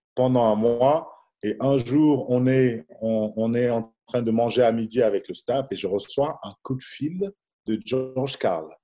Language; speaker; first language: French; non-native, local second language; Lingala